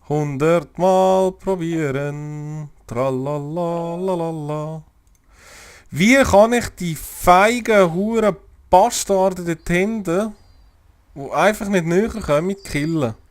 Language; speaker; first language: German; native; German